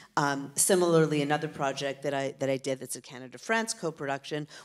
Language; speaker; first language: English; native; English